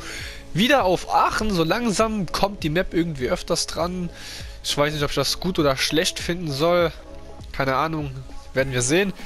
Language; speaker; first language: German; native; German